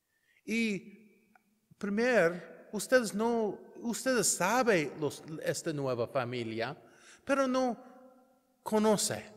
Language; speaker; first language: Spanish; non-native, learner; English